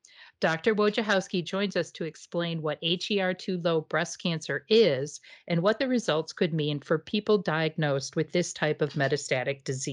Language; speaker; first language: English; native; English